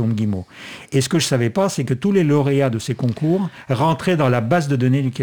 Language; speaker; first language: French; non-native, fluent; Russian